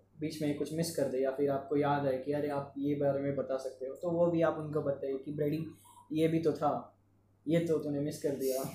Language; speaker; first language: Hindi; non-native, local second language; Marathi